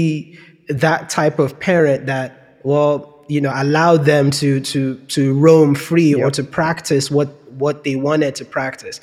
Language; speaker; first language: English; non-native, local second language; Yoruba